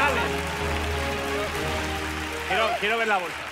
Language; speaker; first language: Spanish; native; Spanish